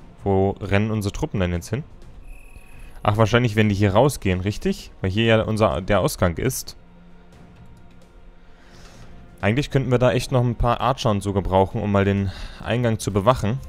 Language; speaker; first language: German; native; German